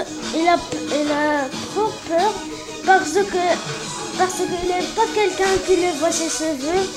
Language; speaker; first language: French; non-native, learner; Arabic